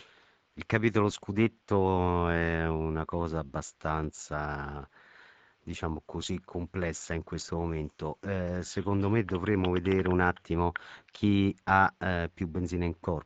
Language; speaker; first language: Italian; native; Italian